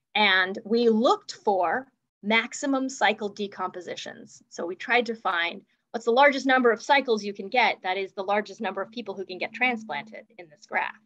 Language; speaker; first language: English; native; English